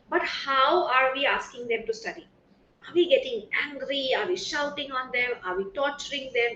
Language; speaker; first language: English; non-native, local second language; Hindi